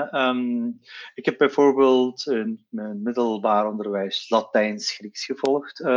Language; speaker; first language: Dutch; non-native, local second language; Turkish